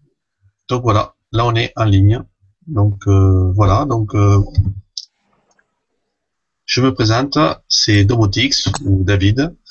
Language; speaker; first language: French; native; French